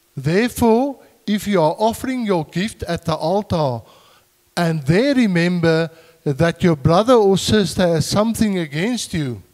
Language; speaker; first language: English; non-native, local second language; Afrikaans